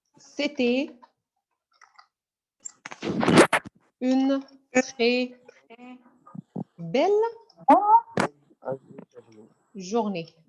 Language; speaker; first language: French; non-native, fluent; Arabic